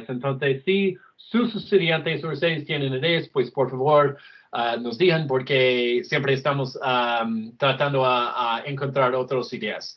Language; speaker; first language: Spanish; non-native, fluent; English